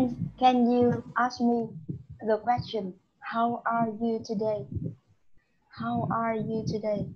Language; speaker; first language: English; non-native, learner; Vietnamese